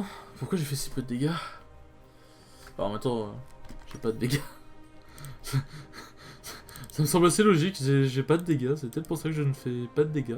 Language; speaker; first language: French; native; French